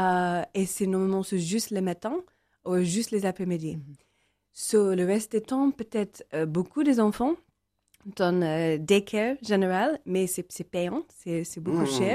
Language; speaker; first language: French; non-native, learner; English